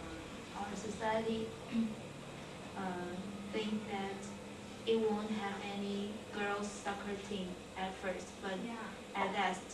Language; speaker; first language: English; non-native, learner; Chinese